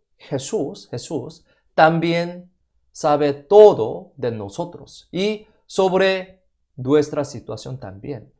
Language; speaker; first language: Spanish; non-native, fluent; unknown